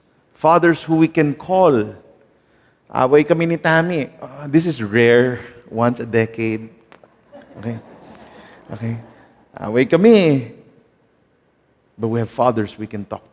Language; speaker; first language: English; non-native, local second language; Filipino